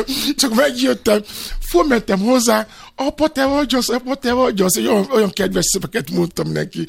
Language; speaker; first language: Hungarian; non-native, fluent; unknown